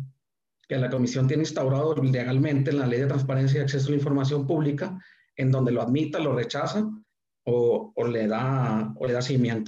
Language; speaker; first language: Spanish; native; Spanish